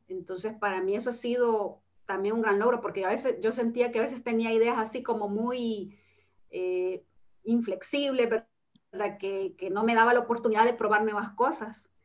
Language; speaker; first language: Spanish; native; Spanish